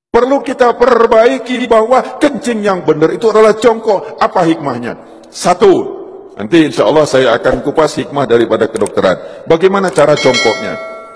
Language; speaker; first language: Indonesian; non-native, local second language; Javanese